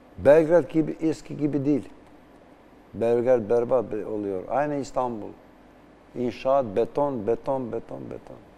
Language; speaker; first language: Turkish; non-native, fluent; Albanian